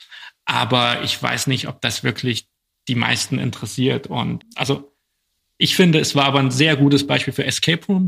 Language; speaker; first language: German; native; German